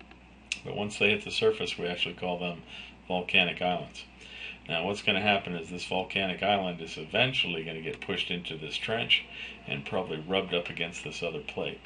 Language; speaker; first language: English; native; English